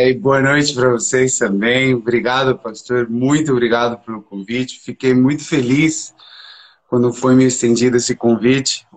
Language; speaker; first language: Portuguese; early bilingual, heritage; Portuguese